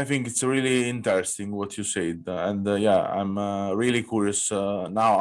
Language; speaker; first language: English; non-native, fluent; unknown